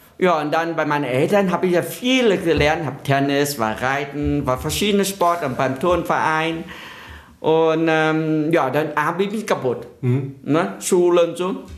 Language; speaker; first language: German; non-native, fluent; Vietnamese